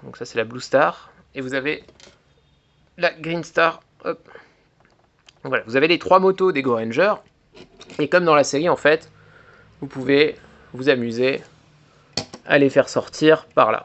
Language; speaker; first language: French; native; French